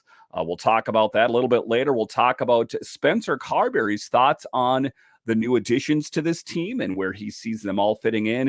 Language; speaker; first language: English; native; English